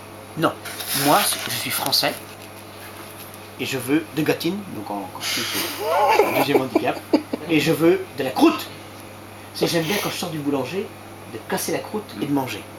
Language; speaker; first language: French; native; French